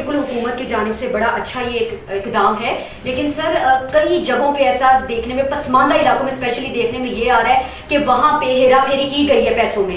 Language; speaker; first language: Urdu; native; Urdu